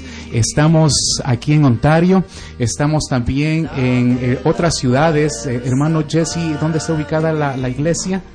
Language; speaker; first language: Spanish; native; Spanish